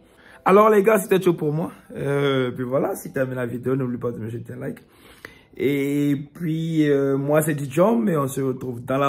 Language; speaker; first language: French; non-native, local second language; Ewe